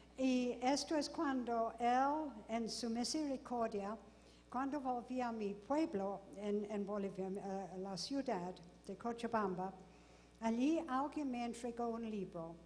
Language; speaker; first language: Spanish; non-native, fluent; English